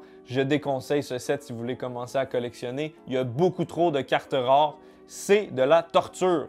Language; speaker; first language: French; native; French